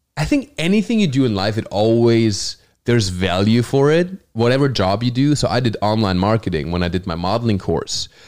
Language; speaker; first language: English; non-native, fluent; German